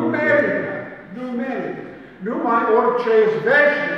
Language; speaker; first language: Romanian; non-native, learner; English